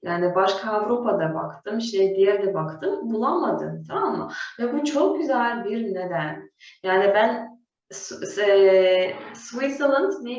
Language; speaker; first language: Turkish; non-native, fluent; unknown